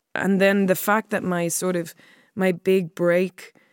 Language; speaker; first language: English; native; English